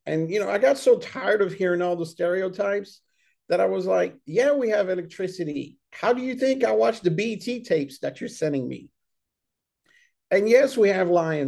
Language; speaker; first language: English; early bilingual, other home language; French